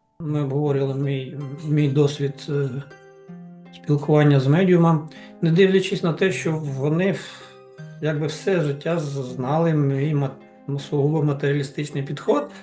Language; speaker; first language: Ukrainian; native; Ukrainian